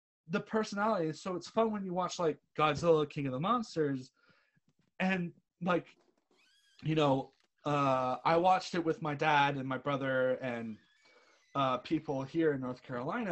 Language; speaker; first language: English; native; English